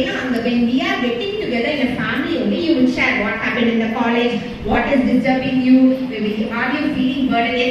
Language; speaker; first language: English; non-native, local second language; Tamil